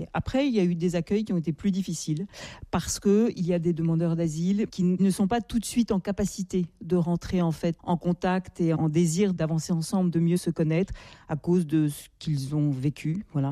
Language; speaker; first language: French; native; French